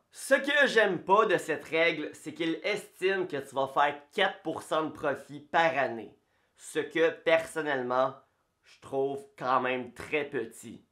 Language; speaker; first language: French; native; French